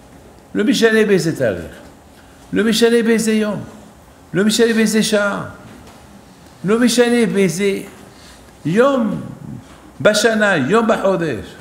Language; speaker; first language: Hebrew; non-native, fluent; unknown